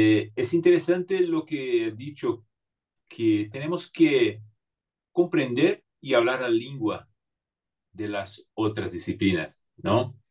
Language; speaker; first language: Spanish; non-native, fluent; Portuguese